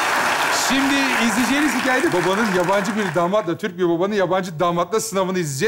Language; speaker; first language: Turkish; native; Turkish